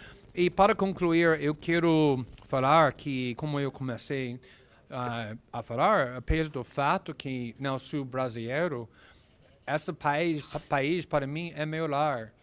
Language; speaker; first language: Portuguese; non-native, fluent; English